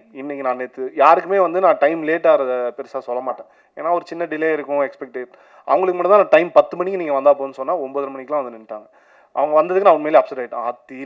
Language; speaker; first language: Tamil; native; Tamil